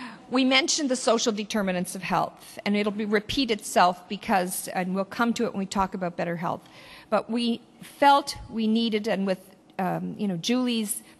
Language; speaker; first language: English; native; English